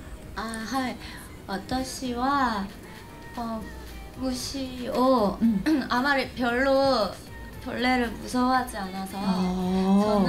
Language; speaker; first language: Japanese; non-native, learner; Korean